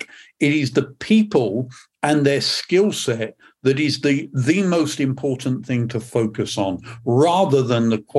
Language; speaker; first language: English; native; English